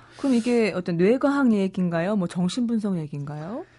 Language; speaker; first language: Korean; native; Korean